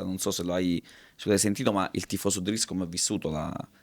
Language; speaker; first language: Italian; native; Italian